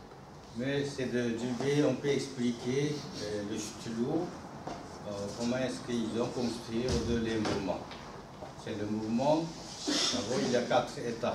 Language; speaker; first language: French; non-native, learner; Korean